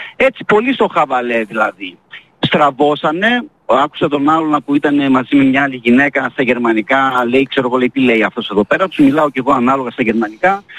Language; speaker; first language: Greek; early bilingual, heritage; Greek